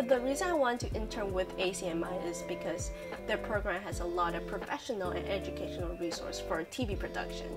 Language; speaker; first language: English; non-native, fluent; Chinese